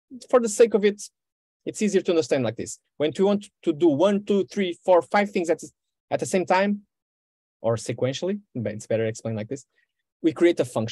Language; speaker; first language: English; non-native, fluent; Portuguese